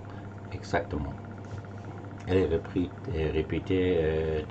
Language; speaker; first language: French; non-native, learner; German